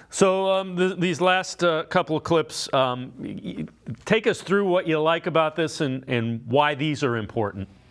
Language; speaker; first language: English; native; English